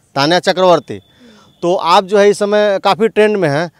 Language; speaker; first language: Hindi; native; Hindi